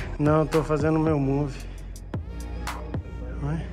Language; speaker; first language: Portuguese; native; Portuguese